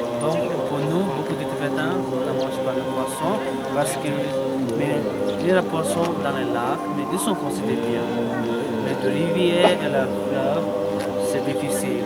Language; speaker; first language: French; non-native, learner; Tibetan